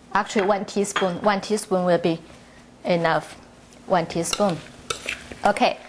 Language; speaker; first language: English; non-native, learner; Chinese